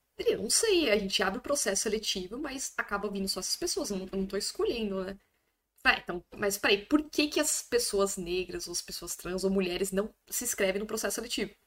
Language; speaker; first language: Portuguese; native; Portuguese